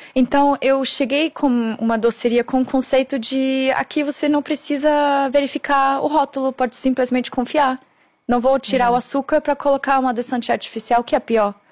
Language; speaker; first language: Portuguese; non-native, fluent; German